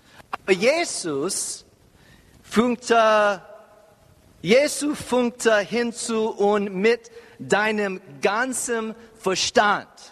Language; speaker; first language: German; non-native, learner; English